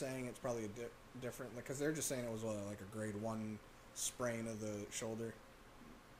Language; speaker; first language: English; native; English